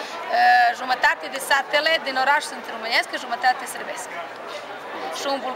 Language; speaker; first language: Romanian; early bilingual, heritage; Romanian